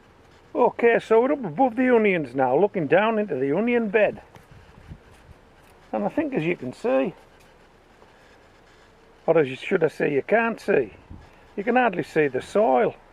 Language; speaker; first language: English; native; English